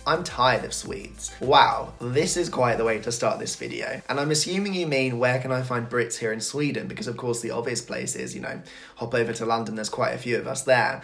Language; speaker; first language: English; native; English